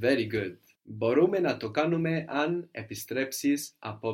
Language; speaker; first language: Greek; non-native, fluent; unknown